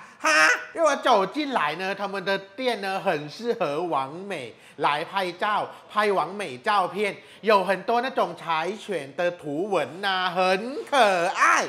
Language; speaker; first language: Chinese; non-native, fluent; Thai